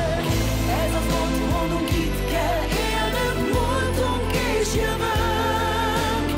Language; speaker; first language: Hungarian; native; Hungarian